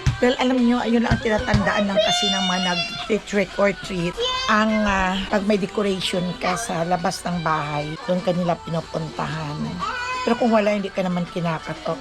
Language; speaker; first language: Filipino; non-native, local second language; Cebuano